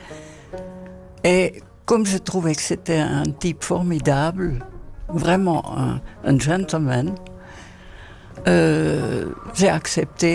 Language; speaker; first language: French; non-native, fluent; Dutch